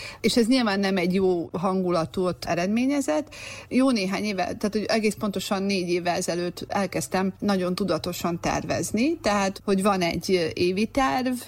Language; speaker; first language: Hungarian; native; Hungarian